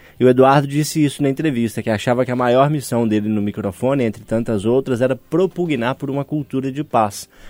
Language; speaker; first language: Portuguese; native; Portuguese